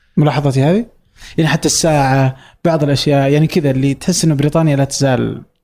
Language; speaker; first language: Arabic; native; Arabic